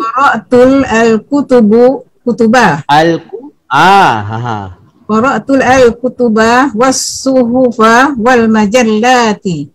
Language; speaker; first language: Arabic; non-native, learner; Malay